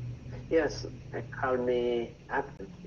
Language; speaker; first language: English; non-native, learner; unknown